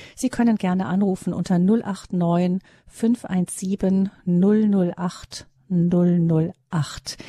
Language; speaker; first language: German; native; German